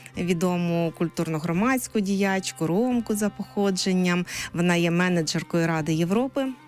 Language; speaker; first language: Ukrainian; native; Ukrainian